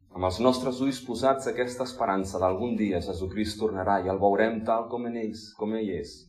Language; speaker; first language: Catalan; non-native, local second language; Spanish